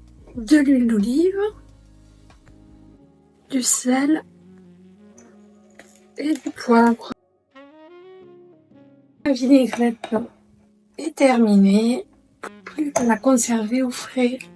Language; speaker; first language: French; native; French